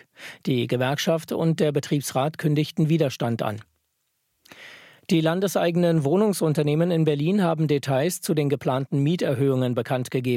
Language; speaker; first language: German; native; German